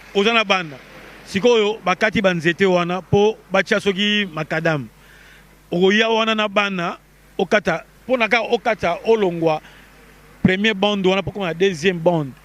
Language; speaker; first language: Lingala; native; Lingala